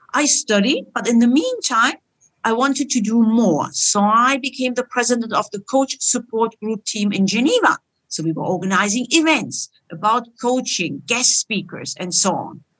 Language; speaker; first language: English; non-native, fluent; Turkish